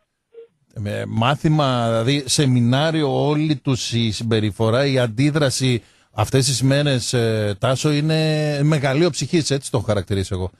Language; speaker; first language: Greek; native; Greek